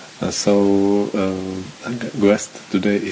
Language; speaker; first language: English; non-native, learner; Slovak